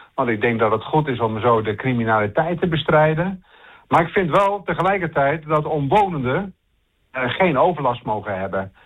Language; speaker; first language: Dutch; native; Dutch